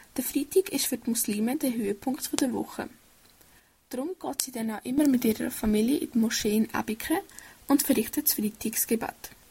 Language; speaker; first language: German; native; German